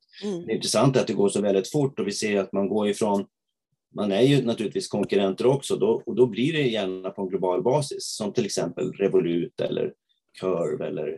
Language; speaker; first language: Swedish; native; Swedish